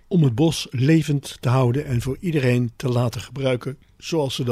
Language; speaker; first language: Dutch; native; Dutch